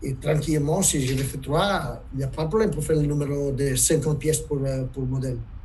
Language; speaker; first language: French; non-native, learner; Italian